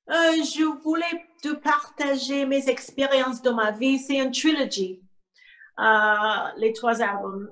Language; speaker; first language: French; non-native, learner; English